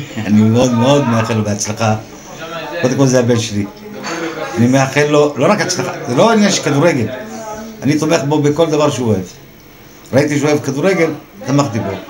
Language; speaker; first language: Hebrew; non-native, local second language; Arabic